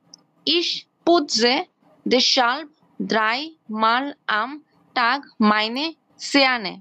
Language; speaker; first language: German; non-native, learner; Bangla